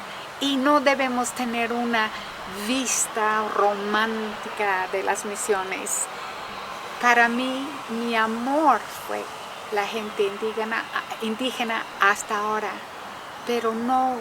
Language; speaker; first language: Spanish; non-native, fluent; English